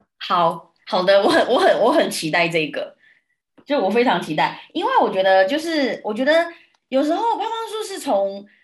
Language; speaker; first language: Chinese; early bilingual, heritage; Chinese